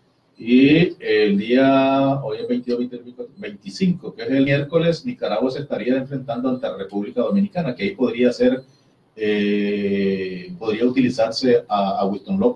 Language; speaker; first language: Spanish; native; Spanish